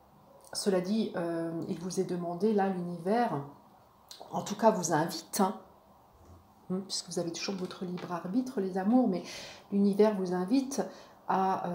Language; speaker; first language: French; native; French